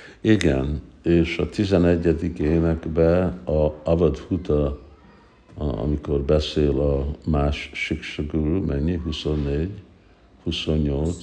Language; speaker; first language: Hungarian; early bilingual, heritage; Hungarian